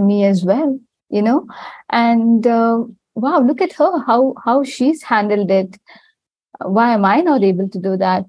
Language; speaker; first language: English; non-native, local second language; Tamil